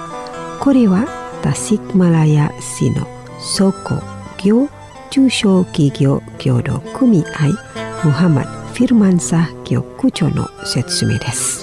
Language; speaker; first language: Japanese; non-native, fluent; Indonesian